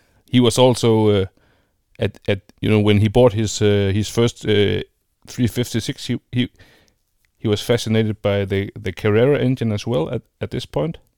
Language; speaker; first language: English; non-native, fluent; Danish